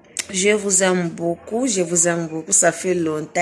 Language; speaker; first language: French; non-native, local second language; Lingala